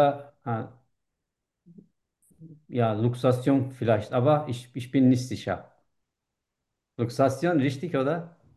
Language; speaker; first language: German; non-native, learner; Turkish